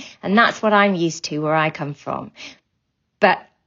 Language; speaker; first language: English; native; English